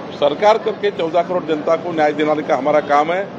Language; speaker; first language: Hindi; non-native, local second language; Marathi